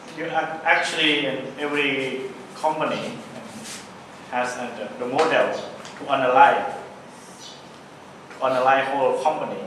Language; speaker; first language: English; non-native, learner; Thai